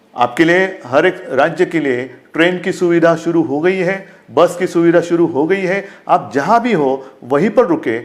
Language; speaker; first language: Hindi; non-native, local second language; Marathi